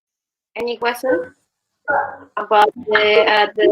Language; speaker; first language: English; non-native, learner; Indonesian